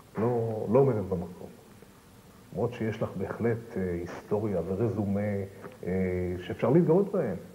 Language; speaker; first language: Hebrew; native; Hebrew